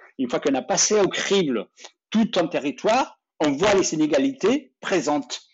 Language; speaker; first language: French; non-native, fluent; Spanish